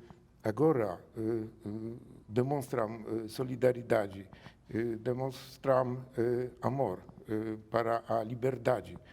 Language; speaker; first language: Portuguese; non-native, learner; Polish